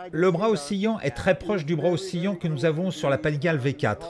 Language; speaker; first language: French; native; French